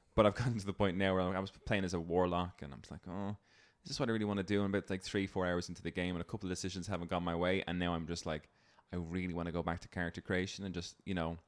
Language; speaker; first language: English; native; English